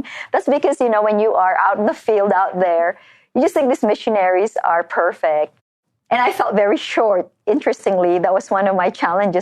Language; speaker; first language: English; non-native, local second language; Filipino